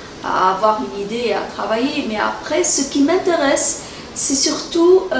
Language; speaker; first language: French; non-native, local second language; Arabic